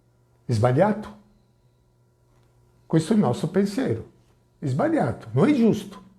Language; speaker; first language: Italian; non-native, fluent; Portuguese